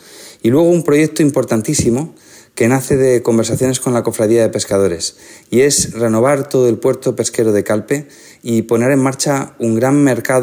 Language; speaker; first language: Spanish; native; Spanish